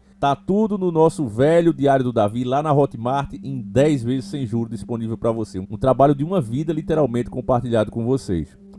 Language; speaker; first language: Portuguese; native; Portuguese